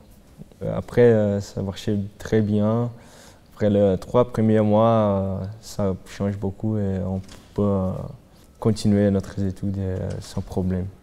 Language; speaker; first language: French; non-native, fluent; Portuguese